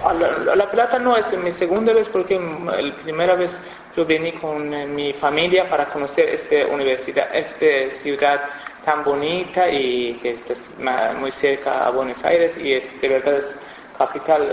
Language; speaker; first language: Spanish; non-native, fluent; Persian